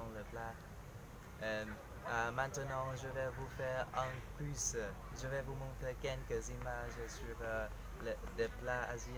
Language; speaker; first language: French; non-native, learner; Vietnamese